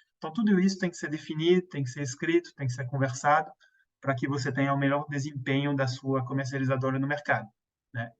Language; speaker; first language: Portuguese; non-native, fluent; French